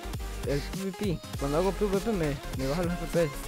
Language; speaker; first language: Spanish; native; Spanish